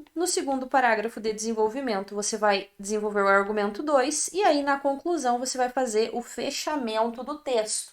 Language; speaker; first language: Portuguese; native; Portuguese